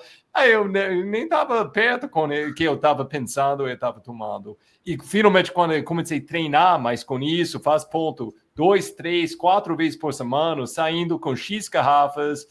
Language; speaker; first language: Portuguese; non-native, fluent; English